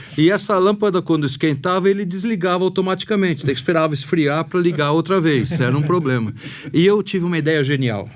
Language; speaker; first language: Portuguese; native; Portuguese